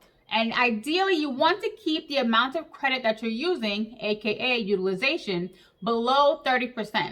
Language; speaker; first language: English; native; English